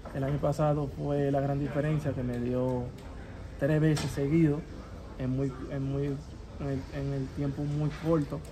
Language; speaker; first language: Spanish; native; Spanish